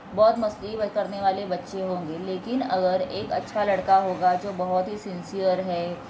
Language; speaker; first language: Hindi; non-native, local second language; Marathi